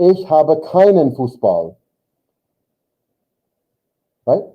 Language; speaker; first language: German; non-native, fluent; English